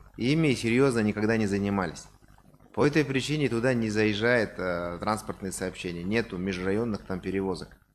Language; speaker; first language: Russian; non-native, local second language; Kazakh